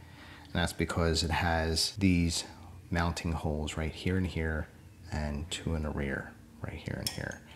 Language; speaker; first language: English; native; English